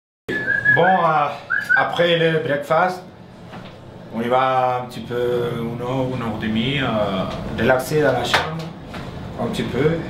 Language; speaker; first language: French; non-native, learner; Spanish